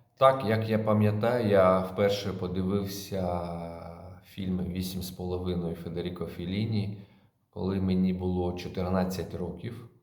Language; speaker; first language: Ukrainian; native; Ukrainian